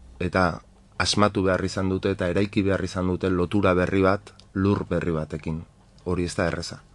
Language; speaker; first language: Basque; non-native, local second language; Spanish